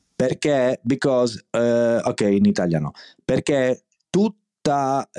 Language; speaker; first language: Italian; native; Italian